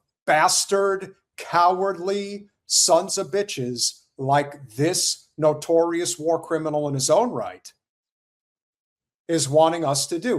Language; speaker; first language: English; native; English